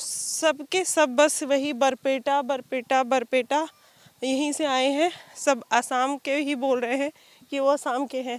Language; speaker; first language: Hindi; native; Hindi